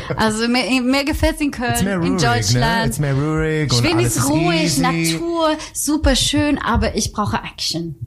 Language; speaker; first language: German; non-native, fluent; Swedish